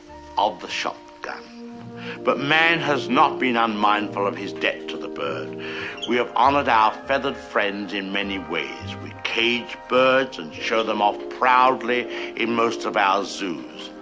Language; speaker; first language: English; native; English